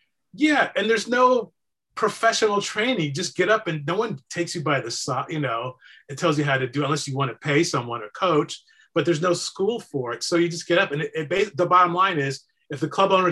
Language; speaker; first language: English; native; English